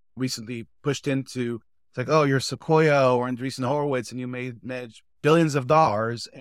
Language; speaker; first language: English; non-native, fluent; Hebrew